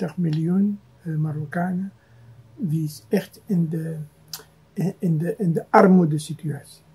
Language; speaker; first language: Dutch; non-native, fluent; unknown